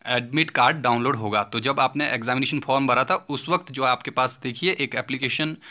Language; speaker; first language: Hindi; native; Hindi